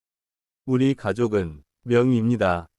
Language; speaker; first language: Korean; non-native, learner; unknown